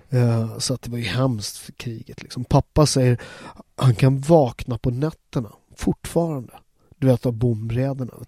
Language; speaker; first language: Swedish; native; Swedish